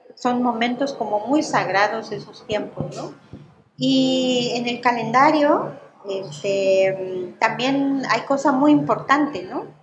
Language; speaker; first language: Spanish; non-native, local second language; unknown